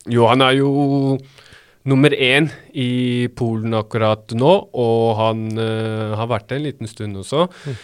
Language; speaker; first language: Norwegian; early bilingual, other home language; Baluchi